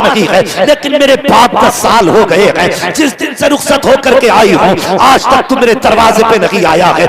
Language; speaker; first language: Hindi; native; Hindi